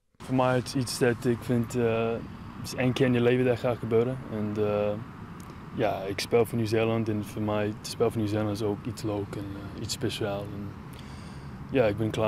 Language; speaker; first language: Dutch; non-native, learner; English